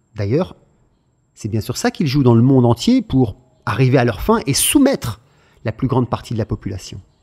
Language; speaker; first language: French; native; French